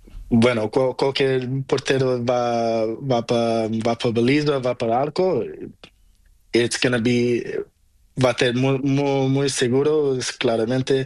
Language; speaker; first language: Spanish; non-native, learner; Portuguese